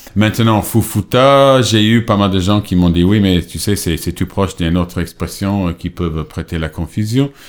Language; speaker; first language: French; non-native, fluent; English